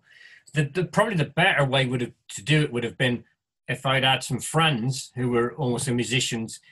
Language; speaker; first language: English; native; English